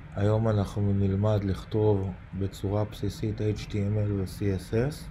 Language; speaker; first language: Hebrew; native; Hebrew